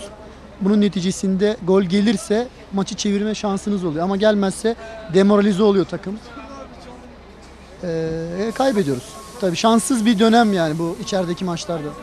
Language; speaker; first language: Turkish; native; Turkish